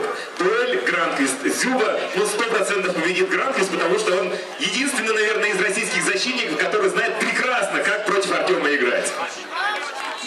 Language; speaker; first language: Russian; native; Russian